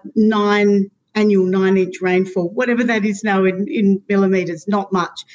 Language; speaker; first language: English; native; English